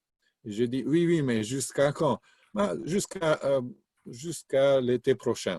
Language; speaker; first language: French; non-native, fluent; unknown